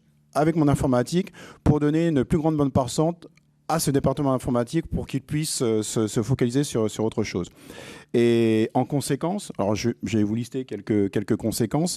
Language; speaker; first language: French; native; French